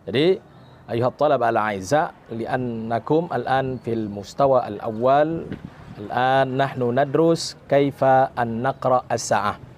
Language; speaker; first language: Arabic; non-native, fluent; Indonesian